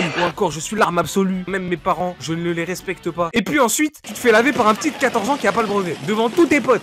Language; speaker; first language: French; native; French